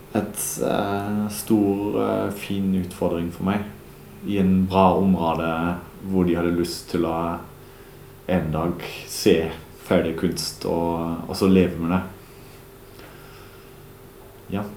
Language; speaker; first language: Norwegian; non-native, fluent; German